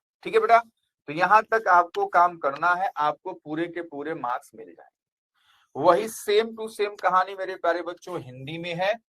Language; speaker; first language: Hindi; native; Hindi